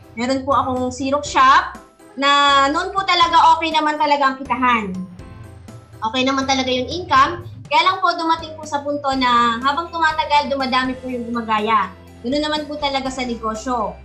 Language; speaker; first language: Filipino; native; Filipino